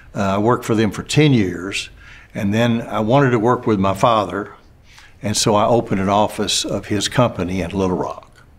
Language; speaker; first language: English; native; English